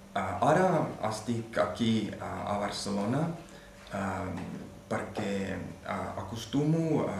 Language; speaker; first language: Catalan; non-native, learner; Finnish